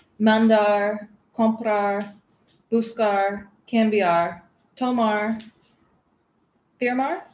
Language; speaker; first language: Spanish; non-native, learner; English